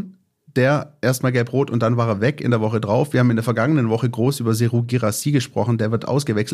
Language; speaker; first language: German; native; German